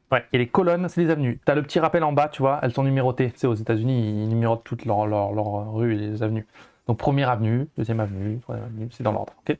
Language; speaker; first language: French; native; French